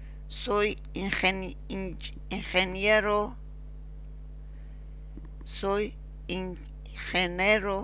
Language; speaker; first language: Spanish; non-native, fluent; Persian